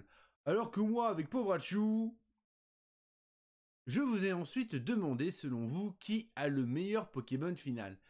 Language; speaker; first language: French; native; French